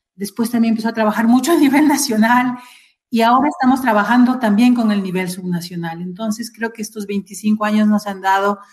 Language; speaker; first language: Spanish; native; Spanish